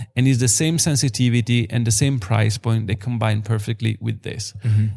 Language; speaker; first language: English; non-native, fluent; Italian